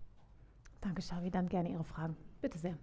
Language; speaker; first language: German; native; German